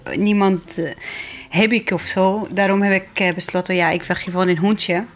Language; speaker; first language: Dutch; non-native, fluent; Arabic